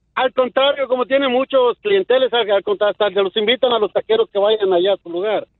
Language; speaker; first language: Spanish; non-native, local second language; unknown